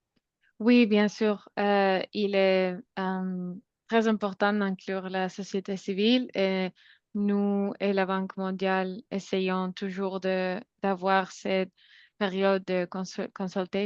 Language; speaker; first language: French; non-native, fluent; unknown